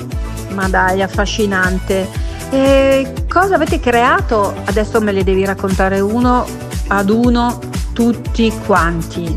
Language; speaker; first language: Italian; native; Italian